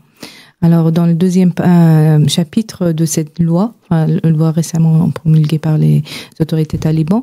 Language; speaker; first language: French; non-native, fluent; Persian